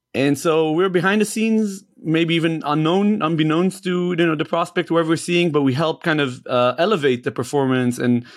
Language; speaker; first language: English; non-native, fluent; Hebrew